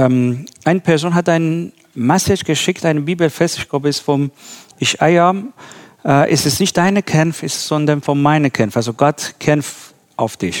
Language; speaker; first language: German; non-native, learner; Persian